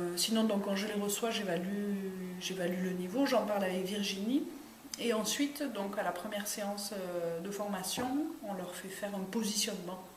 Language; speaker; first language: French; native; French